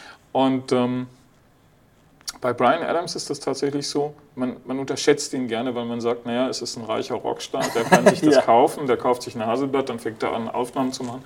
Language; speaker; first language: German; native; German